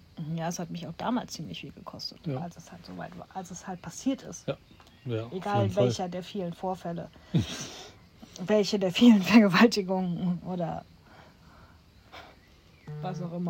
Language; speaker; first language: German; native; German